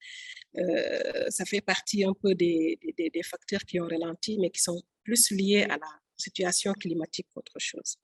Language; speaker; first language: French; non-native, local second language; Wolof